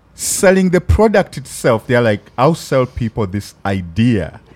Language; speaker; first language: English; non-native, local second language; Ganda